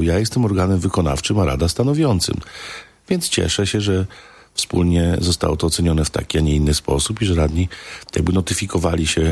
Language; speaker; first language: Polish; native; Polish